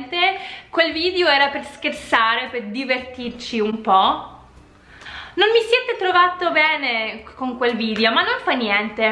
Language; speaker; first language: Italian; non-native, fluent; English